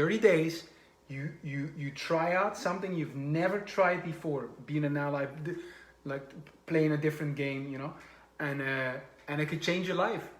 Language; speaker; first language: English; non-native, fluent; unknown